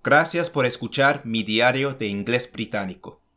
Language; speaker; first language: Spanish; non-native, fluent; English